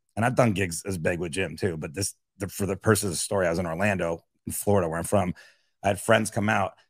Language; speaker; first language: English; native; English